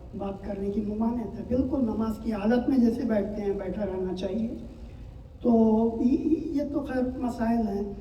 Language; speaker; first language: Urdu; native; Urdu